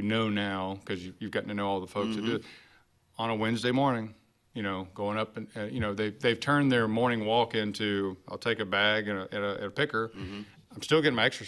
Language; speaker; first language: English; native; English